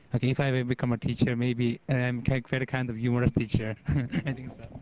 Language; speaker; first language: English; non-native, learner; Korean